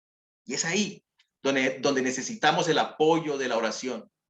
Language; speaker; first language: Spanish; native; Spanish